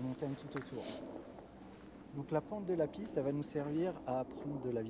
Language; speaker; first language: French; native; French